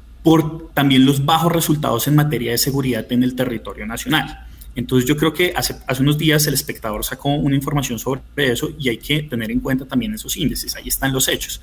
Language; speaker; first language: Spanish; native; Spanish